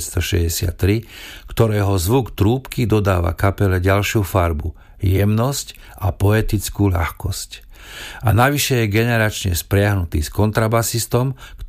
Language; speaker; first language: Slovak; native; Slovak